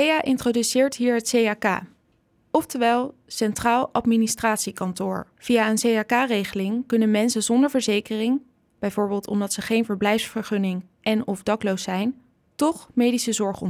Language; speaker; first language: Dutch; native; Dutch